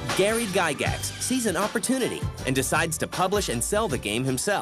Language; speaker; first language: English; native; English